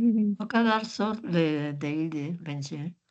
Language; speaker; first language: Turkish; non-native, learner; Spanish